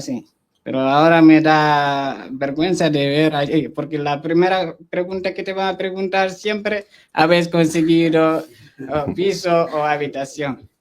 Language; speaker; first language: Spanish; non-native, fluent; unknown